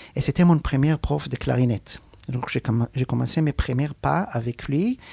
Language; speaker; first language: French; non-native, fluent; Hebrew